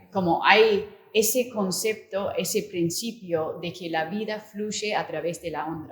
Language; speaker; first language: Spanish; non-native, fluent; English